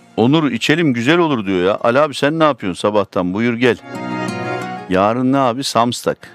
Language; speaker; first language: Turkish; early bilingual, heritage; Turkish